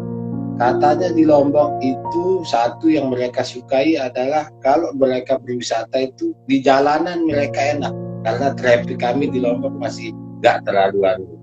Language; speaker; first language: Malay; non-native, local second language; Sasak